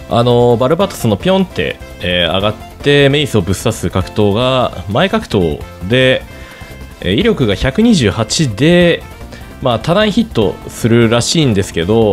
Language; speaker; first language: Japanese; native; Japanese